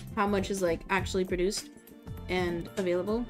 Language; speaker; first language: English; native; English